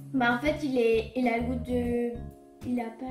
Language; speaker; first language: French; native; French